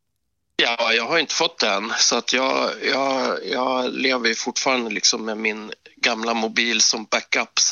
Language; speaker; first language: Swedish; native; Swedish